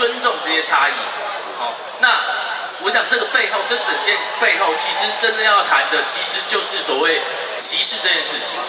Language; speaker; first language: Chinese; native; Chinese